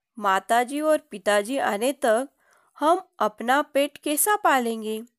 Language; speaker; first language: Hindi; non-native, local second language; Marathi